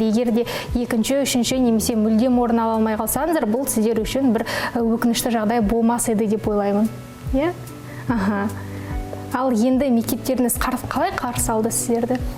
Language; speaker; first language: Kazakh; native; Kazakh